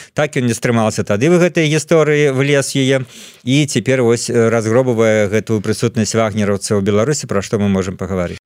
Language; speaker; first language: Belarusian; non-native, local second language; Russian